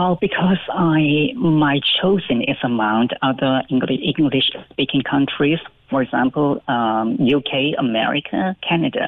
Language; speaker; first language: English; non-native, fluent; Chinese